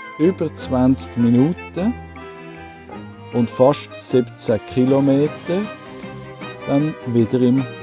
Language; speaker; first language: German; native; German